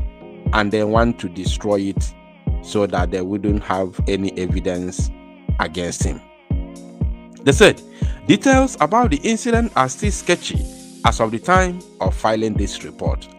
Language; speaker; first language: English; non-native, local second language; Igbo